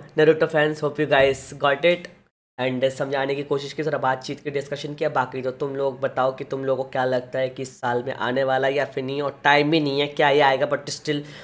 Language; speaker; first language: Hindi; native; Hindi